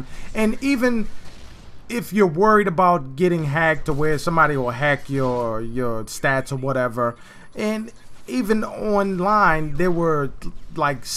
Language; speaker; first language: English; native; English